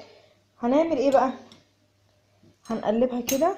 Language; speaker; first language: Arabic; native; Arabic